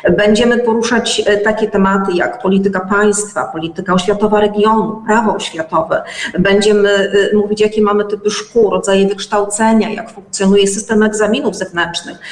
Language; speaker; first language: Polish; native; Polish